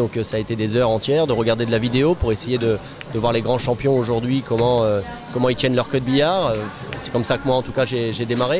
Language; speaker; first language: French; native; French